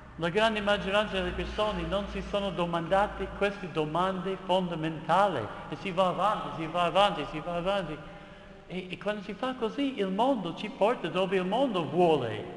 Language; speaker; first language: Italian; non-native, fluent; English